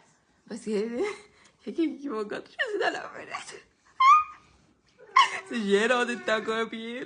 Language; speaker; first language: French; native; French